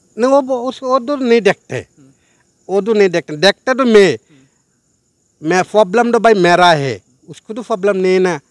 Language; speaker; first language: Hindi; non-native, learner; Bangla